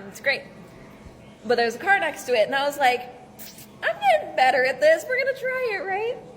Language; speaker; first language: English; native; English